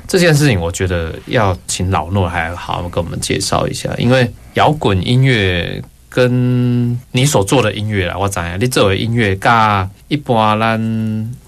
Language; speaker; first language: Chinese; native; Chinese